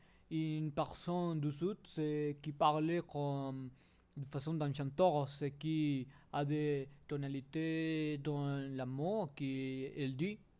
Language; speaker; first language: French; non-native, learner; Spanish